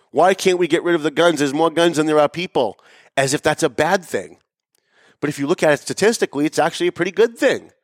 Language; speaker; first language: English; native; English